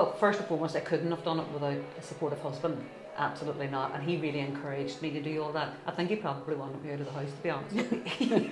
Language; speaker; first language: English; native; English